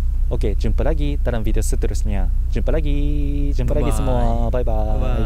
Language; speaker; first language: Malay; non-native, learner; Japanese